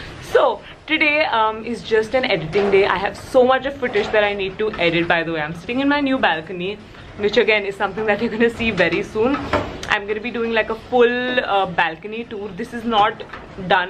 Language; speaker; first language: English; non-native, local second language; Hindi